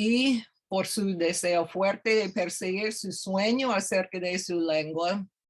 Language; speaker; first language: Spanish; non-native, fluent; English